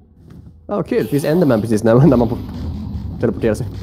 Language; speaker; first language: Swedish; native; Swedish